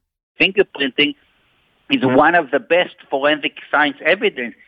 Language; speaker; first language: English; non-native, fluent; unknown